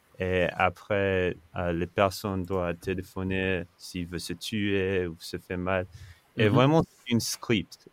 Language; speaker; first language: French; non-native, fluent; English